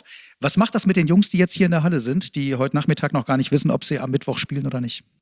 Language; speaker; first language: German; native; German